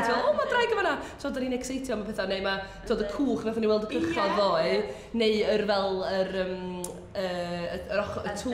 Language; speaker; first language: Welsh; native; Welsh